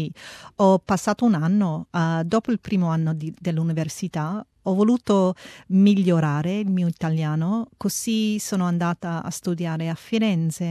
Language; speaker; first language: Italian; early bilingual, heritage; Italian